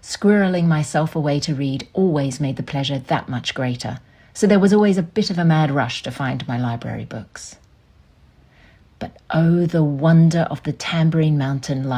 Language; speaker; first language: English; native; English